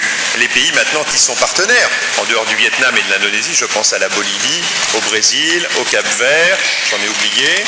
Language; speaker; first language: French; native; French